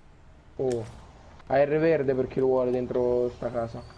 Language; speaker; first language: Italian; native; Italian